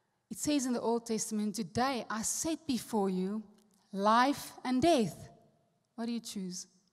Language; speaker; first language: English; non-native, local second language; Afrikaans